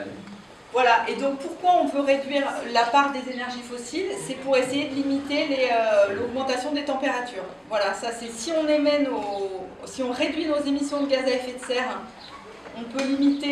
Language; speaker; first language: French; native; French